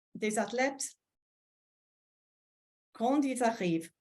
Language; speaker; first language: French; non-native, fluent; English